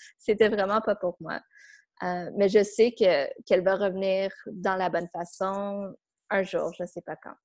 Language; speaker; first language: French; non-native, fluent; English